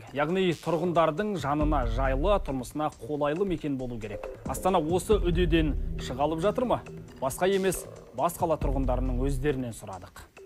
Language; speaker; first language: Kazakh; native; Kazakh